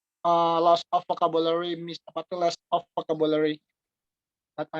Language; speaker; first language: English; non-native, learner; Indonesian